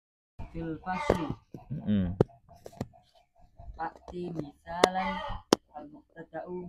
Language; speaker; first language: Arabic; non-native, learner; Indonesian